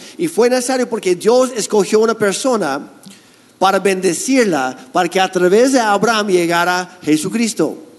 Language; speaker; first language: Spanish; non-native, fluent; English